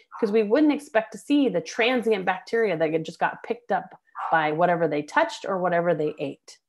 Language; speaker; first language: English; native; English